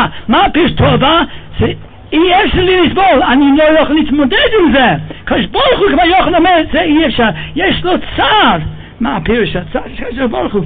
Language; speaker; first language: Hebrew; non-native, fluent; English